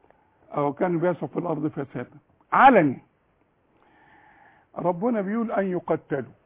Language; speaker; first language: Arabic; native; Arabic